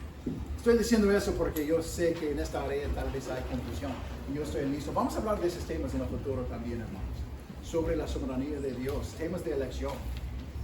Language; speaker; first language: Spanish; non-native, fluent; English